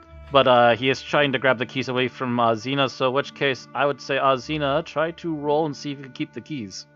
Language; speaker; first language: English; native; English